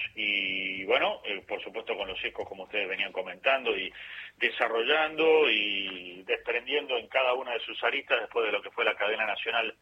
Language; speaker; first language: Spanish; native; Spanish